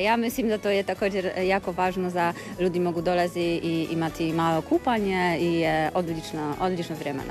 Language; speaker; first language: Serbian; non-native, learner; Polish